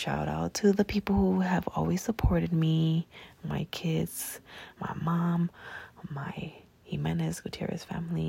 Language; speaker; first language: English; native; English